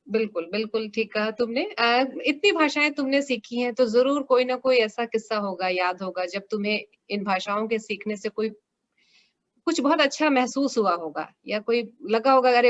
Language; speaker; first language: Hindi; native; Hindi